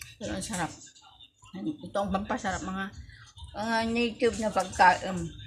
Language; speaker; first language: Filipino; non-native, local second language; Iloko